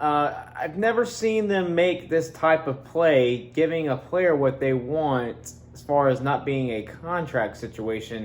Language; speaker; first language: English; native; English